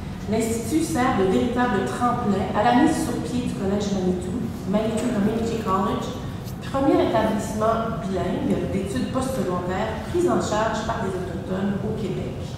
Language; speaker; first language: French; native; French